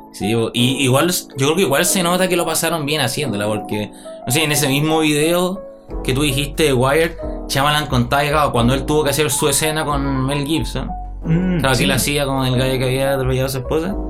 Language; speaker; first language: Spanish; native; Spanish